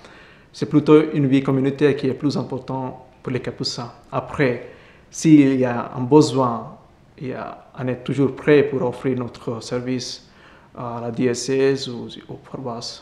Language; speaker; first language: French; non-native, fluent; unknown